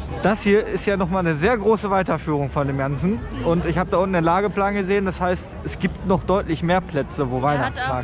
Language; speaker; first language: German; native; German